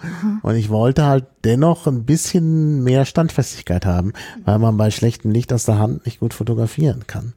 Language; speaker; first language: German; native; German